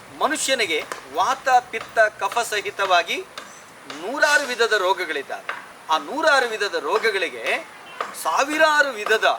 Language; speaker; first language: Kannada; non-native, local second language; Tulu